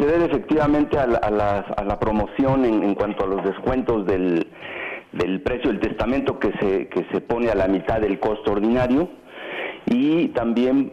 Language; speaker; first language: Spanish; native; Spanish